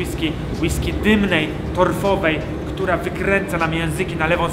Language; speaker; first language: Polish; native; Polish